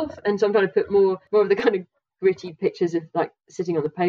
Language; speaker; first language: English; native; English